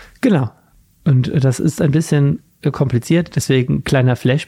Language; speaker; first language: German; native; German